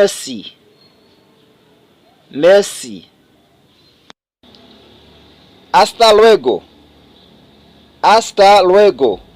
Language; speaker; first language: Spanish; non-native, fluent; Haitian Creole